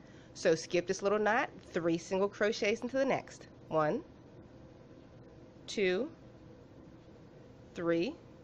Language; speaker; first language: English; native; English